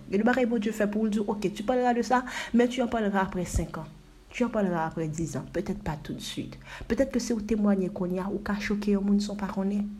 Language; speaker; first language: French; non-native, local second language; Haitian Creole